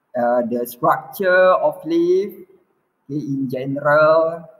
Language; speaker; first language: English; non-native, local second language; Malay